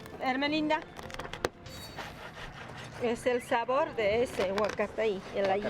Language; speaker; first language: Spanish; native; Spanish